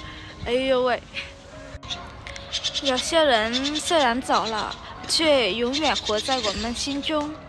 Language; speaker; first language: Chinese; non-native, fluent; Vietnamese